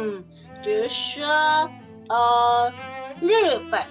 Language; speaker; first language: Chinese; non-native, fluent; Indonesian